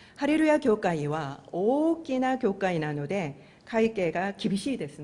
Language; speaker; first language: Japanese; non-native, fluent; Korean